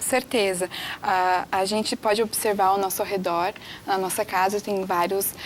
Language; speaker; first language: Portuguese; native; Portuguese